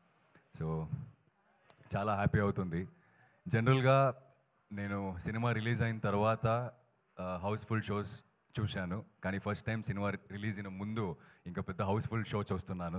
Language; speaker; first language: Telugu; non-native, fluent; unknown